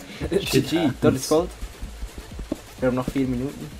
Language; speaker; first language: German; native; German